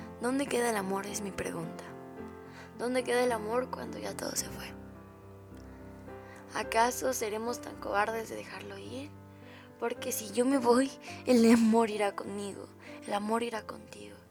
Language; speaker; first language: Spanish; native; Spanish